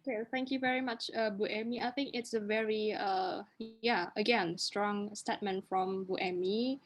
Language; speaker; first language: English; non-native, local second language; Indonesian